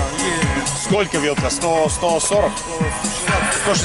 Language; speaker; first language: Russian; non-native, learner; Croatian